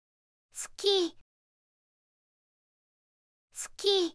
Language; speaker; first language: Japanese; native; Japanese